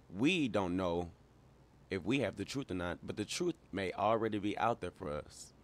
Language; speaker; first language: English; native; English